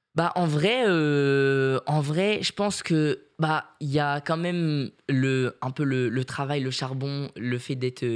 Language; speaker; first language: French; native; French